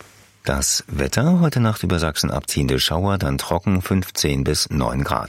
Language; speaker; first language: German; native; German